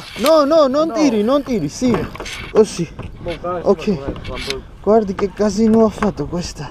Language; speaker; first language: Italian; non-native, learner; Georgian